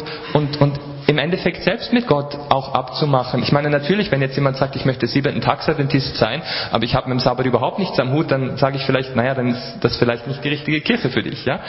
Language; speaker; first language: German; native; German